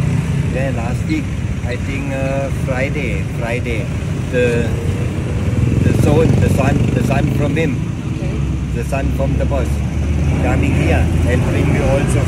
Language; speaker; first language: English; non-native, learner; German